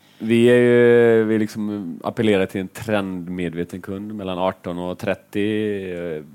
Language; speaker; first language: Swedish; early bilingual, other home language; Finnish